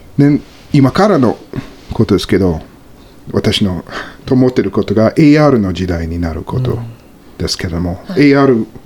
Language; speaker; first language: Japanese; non-native, fluent; English